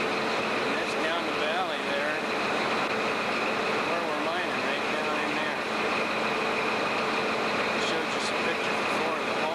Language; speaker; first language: English; native; English